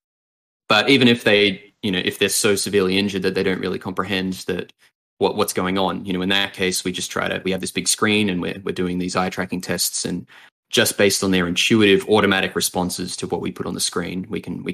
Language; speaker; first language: English; native; English